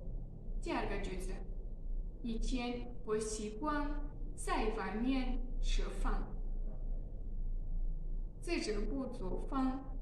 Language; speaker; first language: Chinese; non-native, learner; Tajik